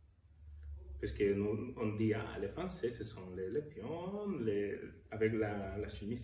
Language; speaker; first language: French; non-native, learner; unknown